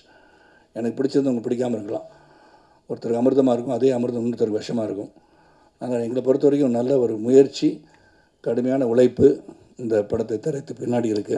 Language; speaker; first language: Tamil; native; Tamil